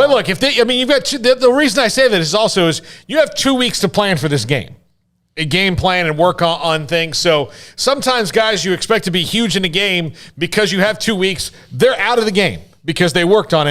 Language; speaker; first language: English; native; English